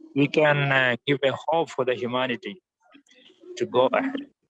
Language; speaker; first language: English; non-native, local second language; Malayalam